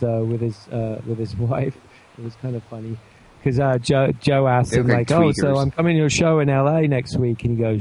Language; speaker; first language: English; native; English